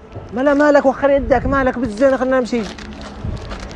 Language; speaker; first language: Arabic; native; Arabic